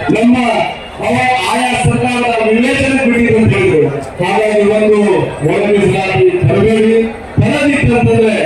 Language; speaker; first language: Kannada; non-native, local second language; Lambadi